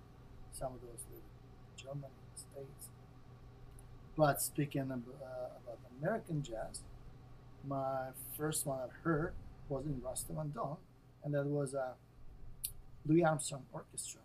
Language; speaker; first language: English; non-native, fluent; Russian